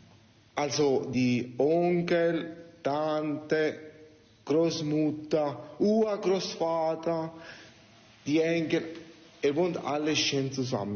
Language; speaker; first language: German; non-native, learner; Italian